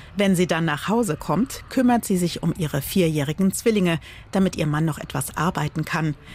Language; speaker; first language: German; native; German